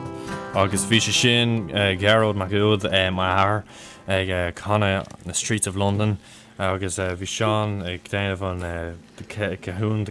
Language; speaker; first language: Irish; non-native, local second language; English